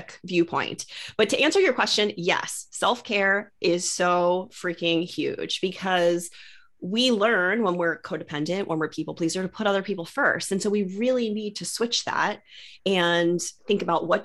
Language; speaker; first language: English; native; English